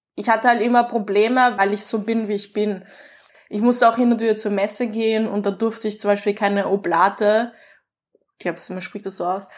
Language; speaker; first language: German; native; German